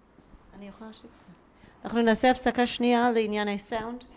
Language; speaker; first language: Hebrew; native; Hebrew